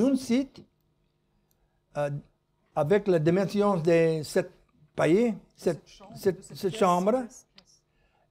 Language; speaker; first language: French; non-native, learner; English